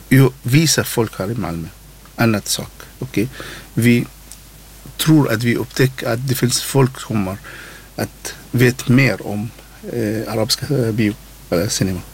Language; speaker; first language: Swedish; non-native, learner; Arabic